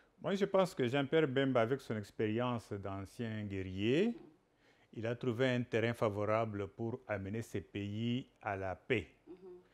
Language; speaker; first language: French; non-native, local second language; Lingala